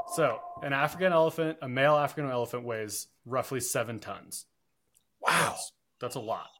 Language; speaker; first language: English; native; English